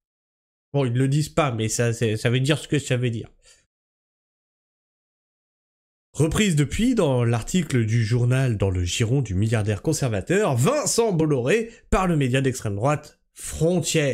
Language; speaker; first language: French; native; French